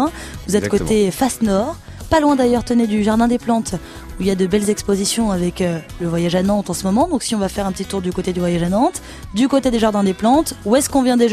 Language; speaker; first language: French; native; French